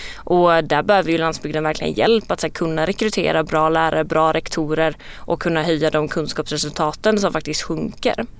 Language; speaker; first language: Swedish; native; Swedish